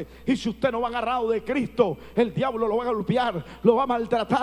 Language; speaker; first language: Spanish; native; Spanish